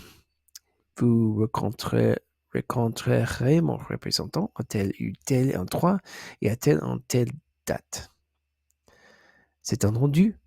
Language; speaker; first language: French; non-native, learner; English